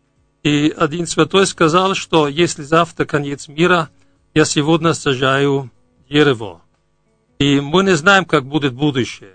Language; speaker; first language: Russian; non-native, fluent; German